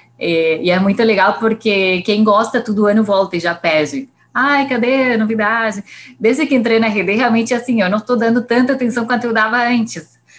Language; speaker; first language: Portuguese; non-native, fluent; Spanish